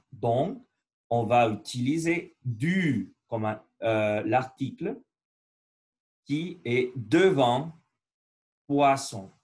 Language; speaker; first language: French; non-native, learner; Spanish